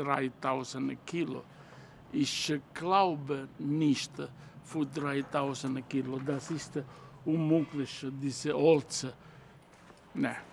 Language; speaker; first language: German; non-native, learner; Italian